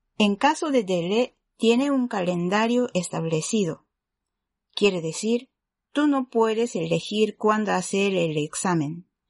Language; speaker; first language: Spanish; non-native, fluent; Japanese